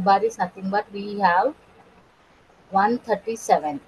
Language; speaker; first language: English; non-native, local second language; Telugu